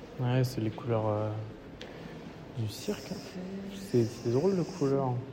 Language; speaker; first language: French; native; French